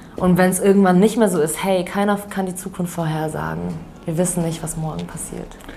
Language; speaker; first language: German; early bilingual, other home language; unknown